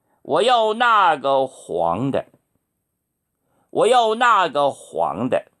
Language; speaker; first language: Chinese; non-native, fluent; Korean